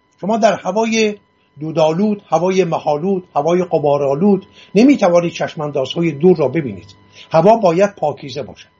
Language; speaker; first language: Persian; non-native, local second language; Assyrian Neo-Aramaic